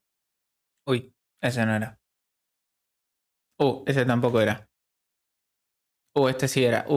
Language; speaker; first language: Spanish; native; Spanish